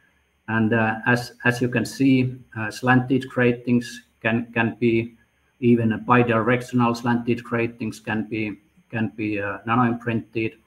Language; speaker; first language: English; non-native, fluent; Finnish